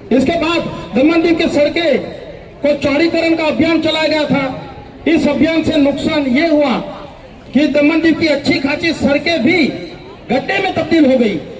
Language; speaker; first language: Hindi; non-native, local second language; Gujarati